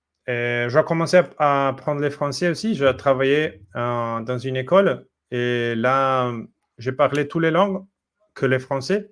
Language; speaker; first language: French; non-native, learner; Portuguese